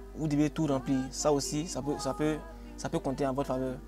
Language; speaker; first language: French; non-native, local second language; Akan